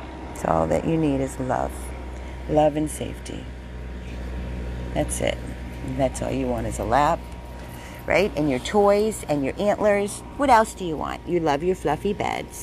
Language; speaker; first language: English; native; English